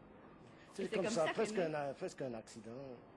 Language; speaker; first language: French; non-native, fluent; English